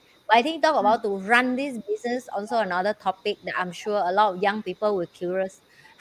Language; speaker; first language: English; non-native, fluent; Vietnamese